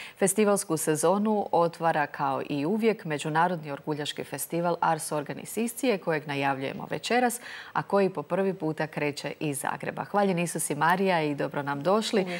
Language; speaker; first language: Croatian; native; Croatian